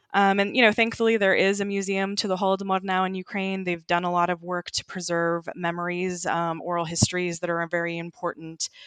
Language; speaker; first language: English; early bilingual, other home language; Ukrainian